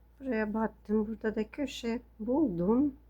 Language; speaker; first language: Turkish; non-native, fluent; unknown